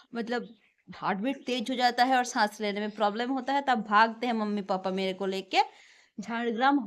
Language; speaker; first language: Hindi; non-native, local second language; Bangla